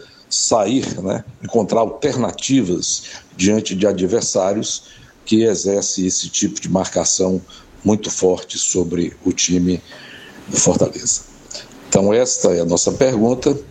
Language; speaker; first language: Portuguese; native; Portuguese